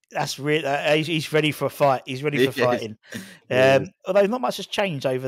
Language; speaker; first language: English; native; English